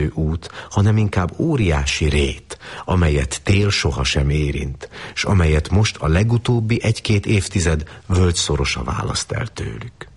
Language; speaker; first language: Hungarian; native; Hungarian